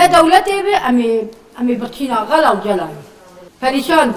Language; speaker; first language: Turkish; non-native, local second language; Arabic